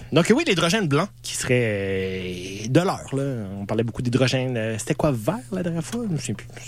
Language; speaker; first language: French; native; French